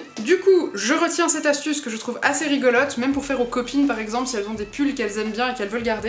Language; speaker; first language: French; native; French